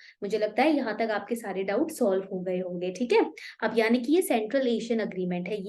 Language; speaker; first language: Hindi; native; Hindi